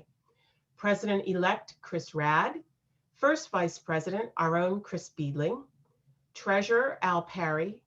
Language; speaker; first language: English; native; English